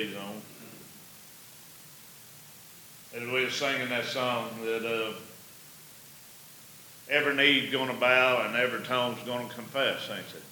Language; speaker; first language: English; native; English